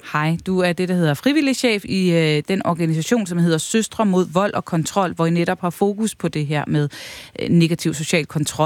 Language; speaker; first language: Danish; native; Danish